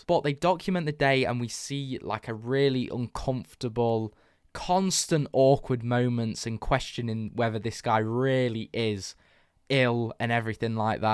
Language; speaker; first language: English; native; English